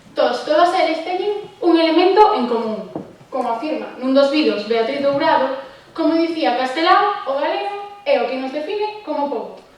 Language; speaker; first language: Galician; non-native, local second language; Spanish